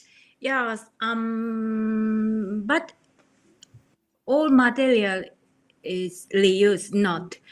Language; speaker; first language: English; non-native, learner; Japanese